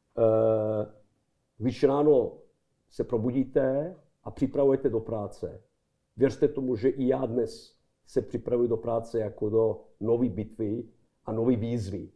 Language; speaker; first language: Czech; non-native, fluent; Serbian